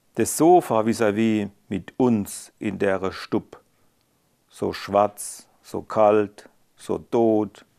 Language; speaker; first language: German; non-native, local second language; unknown